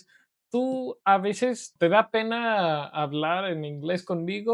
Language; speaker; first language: Spanish; non-native, learner; English